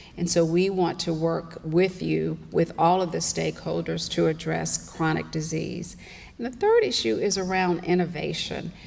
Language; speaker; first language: English; native; English